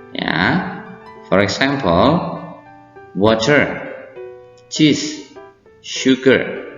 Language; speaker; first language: English; non-native, fluent; Indonesian